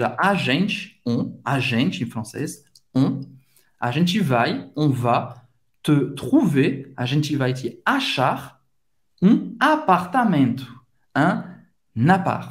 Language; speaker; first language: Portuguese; non-native, fluent; French